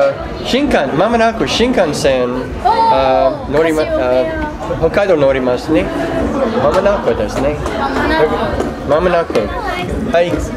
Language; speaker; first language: Japanese; non-native, learner; English